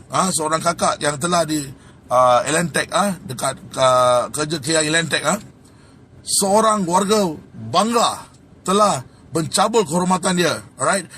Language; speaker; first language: Malay; non-native, local second language; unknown